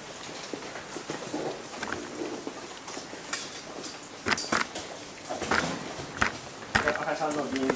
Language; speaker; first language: Japanese; non-native, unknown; English